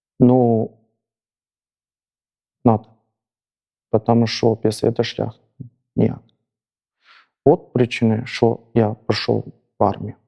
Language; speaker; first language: Ukrainian; non-native, learner; Chinese